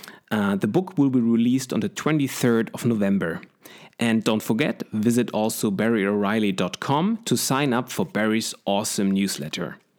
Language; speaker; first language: English; non-native, fluent; German